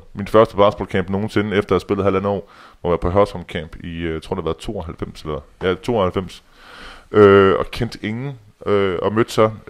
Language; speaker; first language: Danish; native; Danish